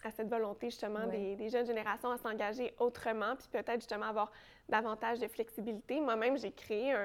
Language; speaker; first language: French; native; French